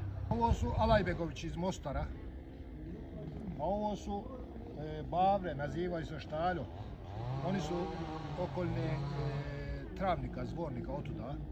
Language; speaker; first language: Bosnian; early bilingual, heritage; Bosnian